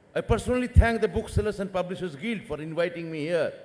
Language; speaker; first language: English; non-native, local second language; Bangla